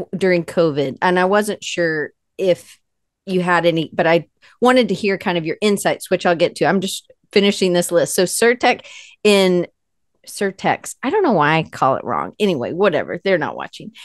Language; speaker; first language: English; native; English